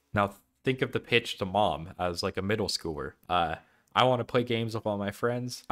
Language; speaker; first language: English; native; English